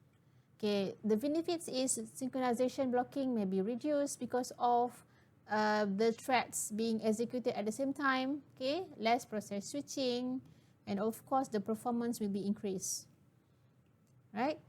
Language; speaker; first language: English; non-native, local second language; Malay